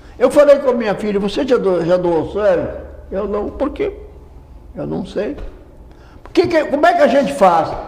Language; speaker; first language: Portuguese; native; Portuguese